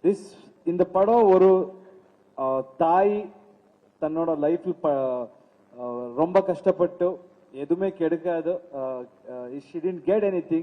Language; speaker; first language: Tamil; non-native, learner; Kannada